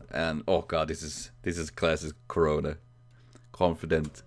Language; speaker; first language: English; non-native, fluent; Swedish